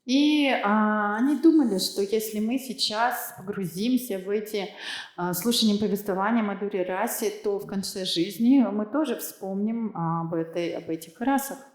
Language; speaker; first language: Russian; native; Russian